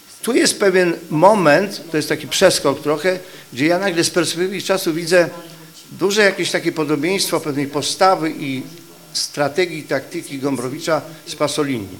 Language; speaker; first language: Polish; native; Polish